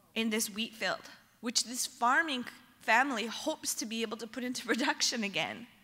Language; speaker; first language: English; native; English